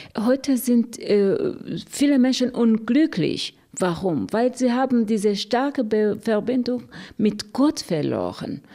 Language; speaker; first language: German; non-native, fluent; Rundi